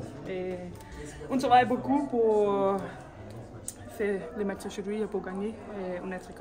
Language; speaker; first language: French; non-native, learner; Danish